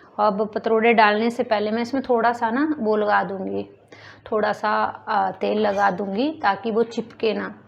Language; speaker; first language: Hindi; non-native, local second language; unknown